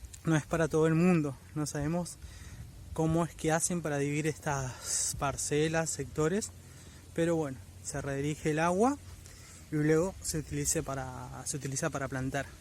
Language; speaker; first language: Spanish; native; Spanish